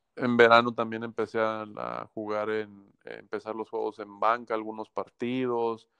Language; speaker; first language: Spanish; native; Spanish